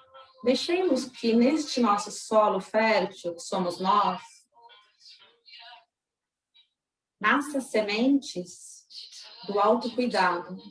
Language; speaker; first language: Portuguese; native; Portuguese